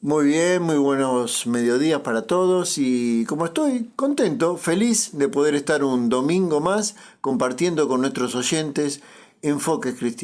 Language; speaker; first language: Spanish; native; Spanish